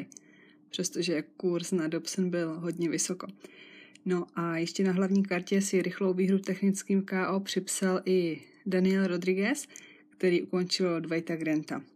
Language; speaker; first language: Czech; native; Czech